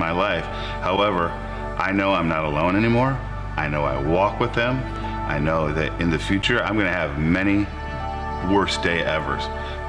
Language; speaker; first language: English; native; English